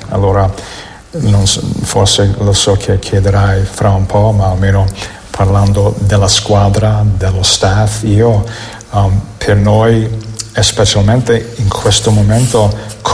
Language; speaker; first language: Italian; non-native, fluent; English